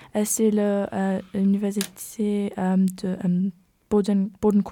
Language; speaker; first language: French; non-native, learner; German